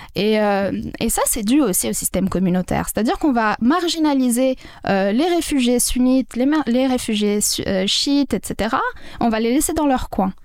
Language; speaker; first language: French; non-native, local second language; Arabic